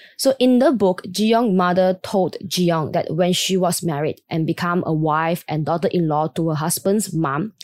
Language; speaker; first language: English; non-native, local second language; Chinese